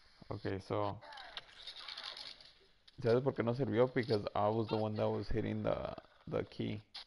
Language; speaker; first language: English; early bilingual, other home language; Spanish